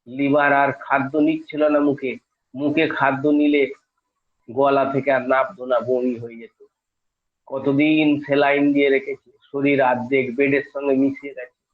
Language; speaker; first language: Bangla; native; Bangla